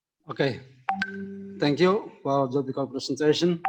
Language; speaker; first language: English; non-native, local second language; Indonesian